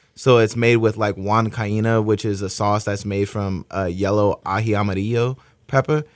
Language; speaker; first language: English; native; English